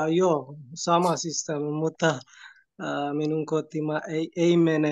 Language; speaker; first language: Finnish; non-native, learner; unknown